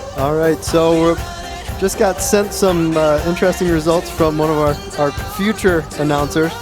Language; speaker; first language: English; native; English